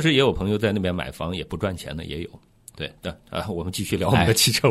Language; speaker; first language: Chinese; native; Chinese